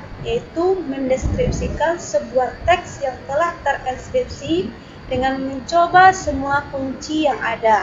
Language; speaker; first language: Indonesian; native; Indonesian